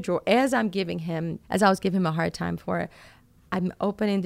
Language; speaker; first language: English; non-native, fluent; Portuguese